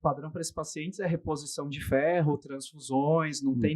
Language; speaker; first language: Portuguese; native; Portuguese